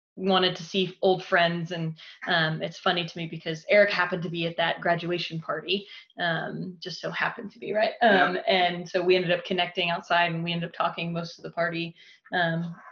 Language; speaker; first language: English; native; English